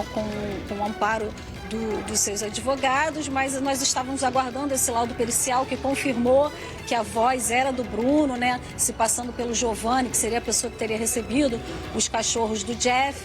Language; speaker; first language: Portuguese; native; Portuguese